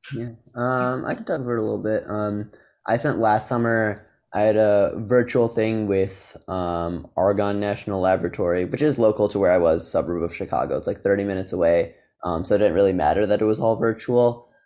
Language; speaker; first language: English; native; English